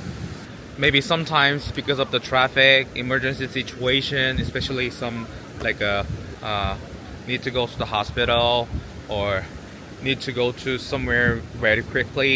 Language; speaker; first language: English; non-native, learner; Korean